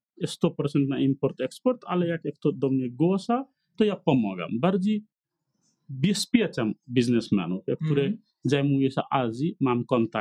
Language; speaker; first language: Polish; non-native, learner; Nepali